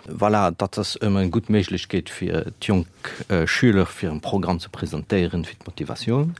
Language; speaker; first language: Luxembourgish; non-native, fluent; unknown